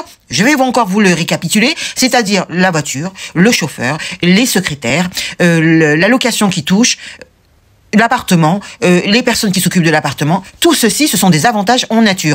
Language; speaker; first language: French; native; French